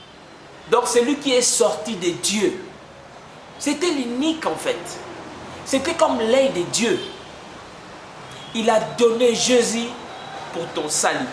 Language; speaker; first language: French; non-native, local second language; Lingala